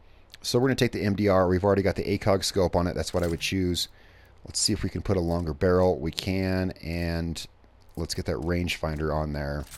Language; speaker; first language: English; native; English